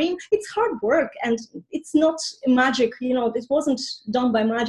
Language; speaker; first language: English; non-native, fluent; Russian